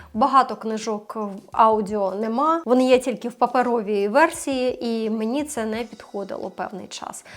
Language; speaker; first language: Ukrainian; non-native, local second language; Russian